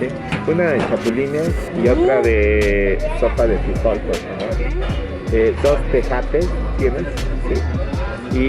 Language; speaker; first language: Spanish; native; Spanish